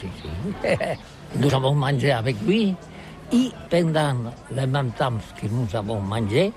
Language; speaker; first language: French; non-native, learner; Catalan